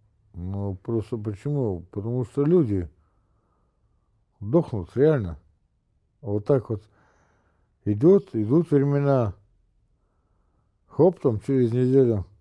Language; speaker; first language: Russian; native; Russian